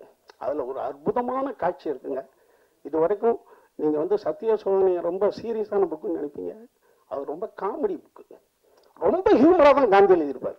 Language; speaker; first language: Tamil; native; Tamil